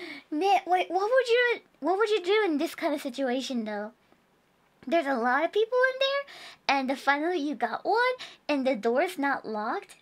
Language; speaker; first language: English; non-native, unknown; Japanese